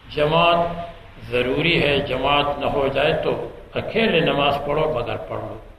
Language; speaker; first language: Urdu; non-native, local second language; Pashto